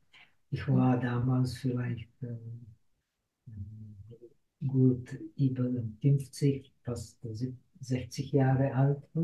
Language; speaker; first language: German; non-native, fluent; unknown